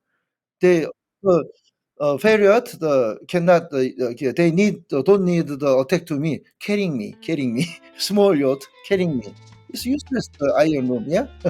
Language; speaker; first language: English; non-native, learner; Korean